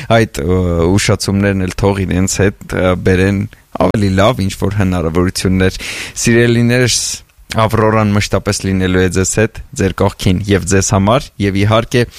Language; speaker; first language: Armenian; native; Armenian